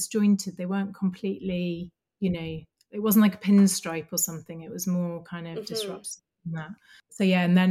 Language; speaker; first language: English; native; English